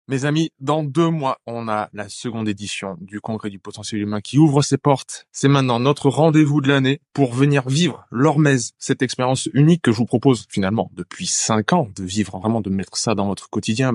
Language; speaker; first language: French; native; French